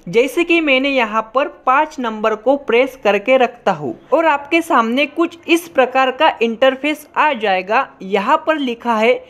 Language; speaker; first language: Hindi; non-native, local second language; Marathi